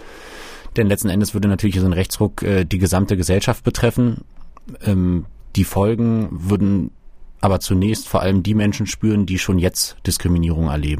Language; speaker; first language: German; native; German